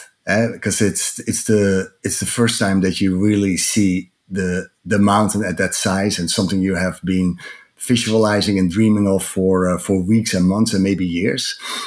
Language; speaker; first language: English; non-native, fluent; Dutch